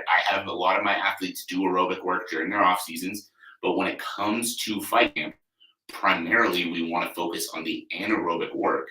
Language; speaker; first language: English; native; English